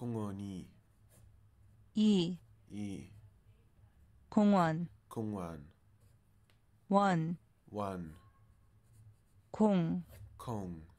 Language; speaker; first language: Korean; non-native, learner; English